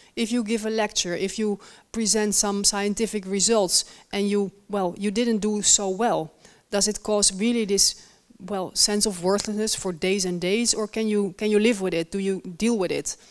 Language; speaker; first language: English; non-native, fluent; Dutch